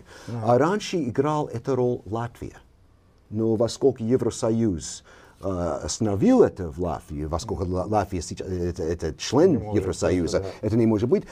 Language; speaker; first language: Russian; non-native, fluent; English